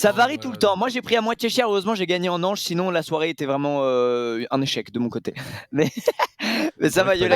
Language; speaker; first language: French; native; French